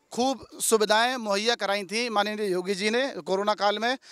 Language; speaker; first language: Hindi; native; Hindi